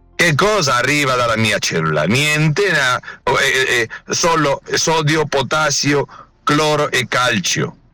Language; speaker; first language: Italian; non-native, learner; Spanish